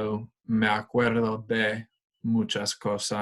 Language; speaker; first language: Spanish; non-native, fluent; English